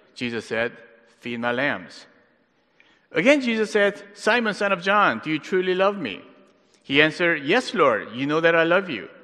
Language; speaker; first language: English; native; English